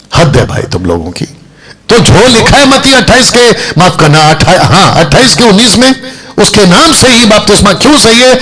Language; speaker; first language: Hindi; non-native, local second language; Telugu